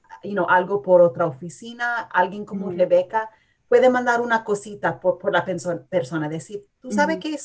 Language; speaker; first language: Spanish; early bilingual, heritage; English